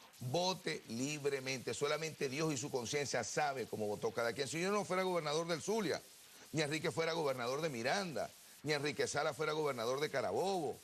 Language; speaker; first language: Spanish; native; Spanish